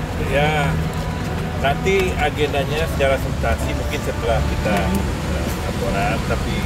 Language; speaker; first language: Indonesian; native; Indonesian